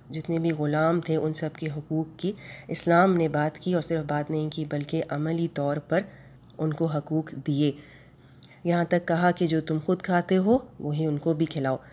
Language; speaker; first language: Urdu; native; Urdu